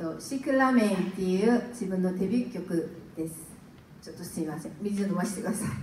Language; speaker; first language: Japanese; non-native, fluent; Korean